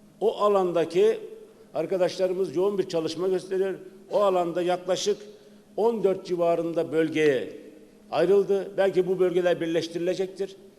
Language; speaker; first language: Turkish; native; Turkish